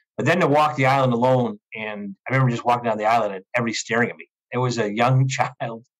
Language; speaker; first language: English; native; English